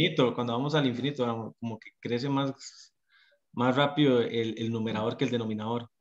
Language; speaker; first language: Spanish; native; Spanish